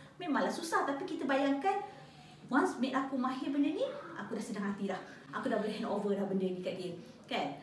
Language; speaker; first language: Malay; native; Malay